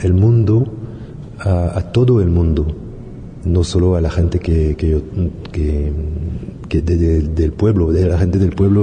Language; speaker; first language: Spanish; non-native, learner; French